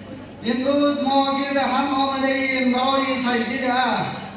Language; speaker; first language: Persian; native; Persian